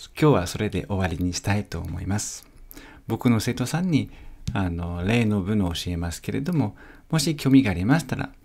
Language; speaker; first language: Japanese; non-native, fluent; French